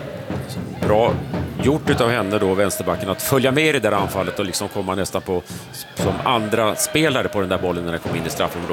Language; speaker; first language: Swedish; native; Swedish